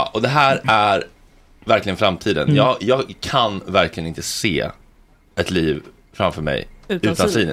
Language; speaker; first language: Swedish; native; Swedish